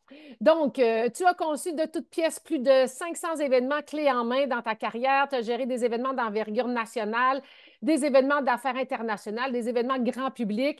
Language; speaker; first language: French; native; French